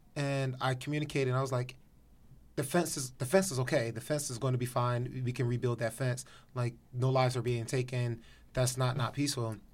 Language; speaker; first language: English; native; English